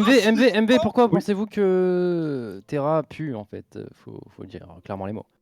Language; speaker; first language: French; native; French